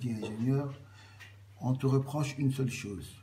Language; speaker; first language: French; non-native, local second language; Lingala